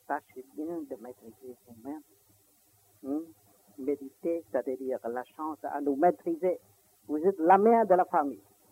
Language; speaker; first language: French; non-native, learner; Vietnamese